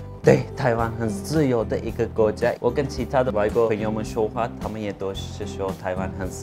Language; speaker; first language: Chinese; non-native, fluent; Turkish